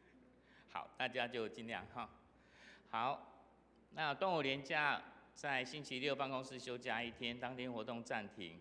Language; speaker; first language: Chinese; native; Chinese